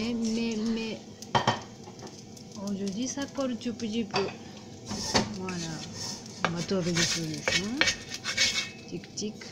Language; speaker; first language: French; non-native, learner; Japanese